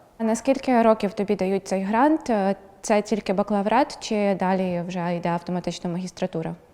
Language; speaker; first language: Ukrainian; native; Ukrainian